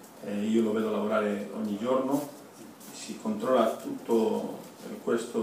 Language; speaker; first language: Italian; non-native, fluent; Spanish